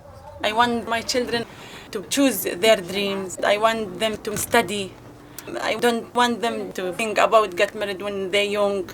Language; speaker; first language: English; non-native, learner; Arabic